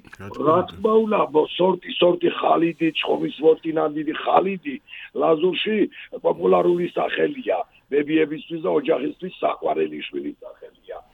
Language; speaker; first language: Georgian; non-native, local second language; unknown